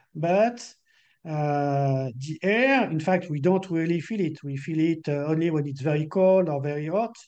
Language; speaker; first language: English; non-native, fluent; French